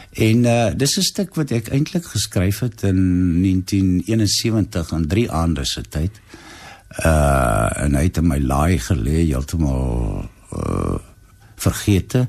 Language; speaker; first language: Afrikaans; native; Afrikaans